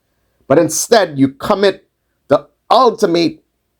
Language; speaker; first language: English; native; English